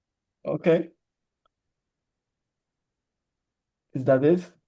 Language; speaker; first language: English; non-native, learner; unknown